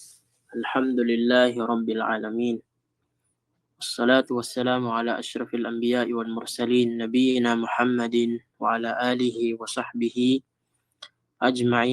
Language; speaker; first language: Arabic; non-native, fluent; Filipino